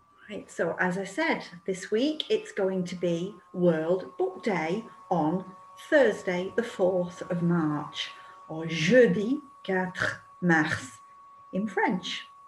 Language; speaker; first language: English; native; English